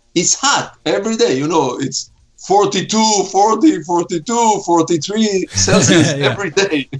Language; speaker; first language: English; non-native, fluent; Hebrew